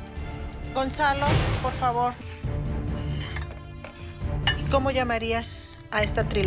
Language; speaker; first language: Spanish; native; Spanish